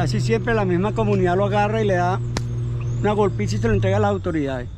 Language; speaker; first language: Spanish; native; Spanish